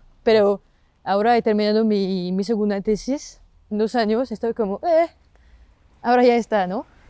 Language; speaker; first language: Spanish; non-native, fluent; French